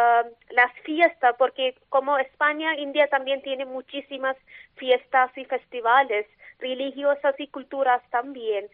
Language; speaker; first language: Spanish; non-native, learner; Malayalam